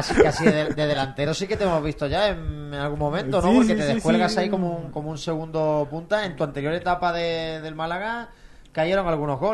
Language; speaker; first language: Spanish; native; Spanish